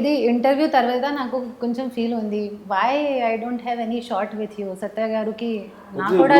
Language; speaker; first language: Telugu; non-native, learner; Hindi